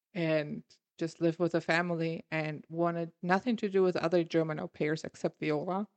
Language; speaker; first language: English; non-native, fluent; German